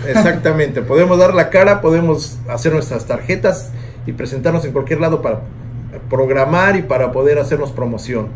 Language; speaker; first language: Spanish; native; Spanish